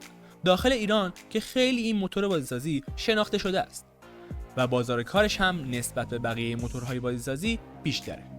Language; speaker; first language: Persian; native; Persian